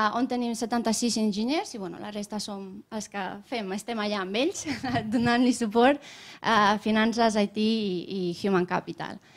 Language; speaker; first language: Catalan; non-native, fluent; Romanian